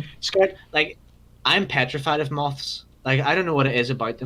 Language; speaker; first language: English; native; English